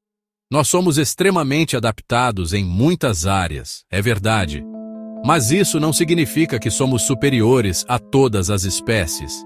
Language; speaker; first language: Portuguese; native; Portuguese